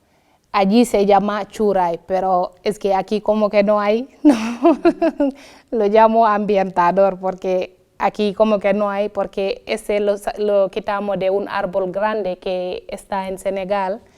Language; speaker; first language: Spanish; non-native, fluent; Wolof